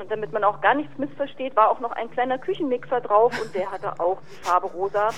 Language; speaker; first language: German; native; German